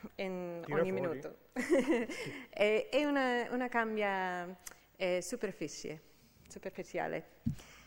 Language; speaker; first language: Italian; non-native, fluent; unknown